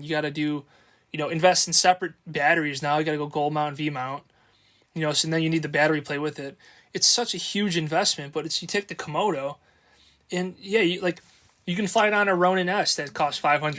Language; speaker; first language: English; native; English